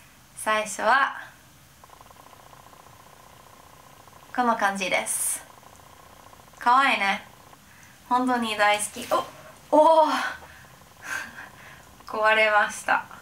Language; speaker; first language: Japanese; non-native, learner; English